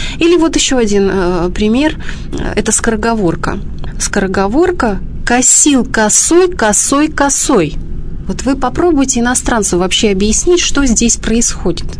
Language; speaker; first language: Russian; native; Russian